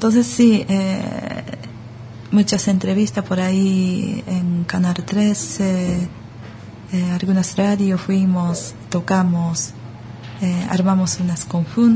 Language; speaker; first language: Spanish; early bilingual, other home language; Japanese